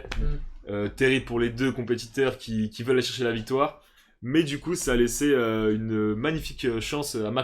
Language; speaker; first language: French; native; French